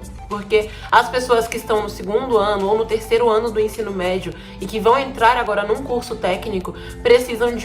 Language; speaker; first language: Portuguese; native; Portuguese